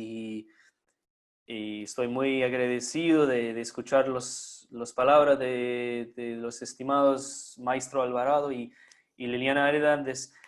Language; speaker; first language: Spanish; non-native, fluent; English